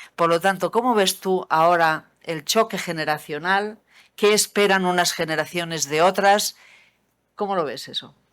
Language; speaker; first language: Spanish; non-native, local second language; Catalan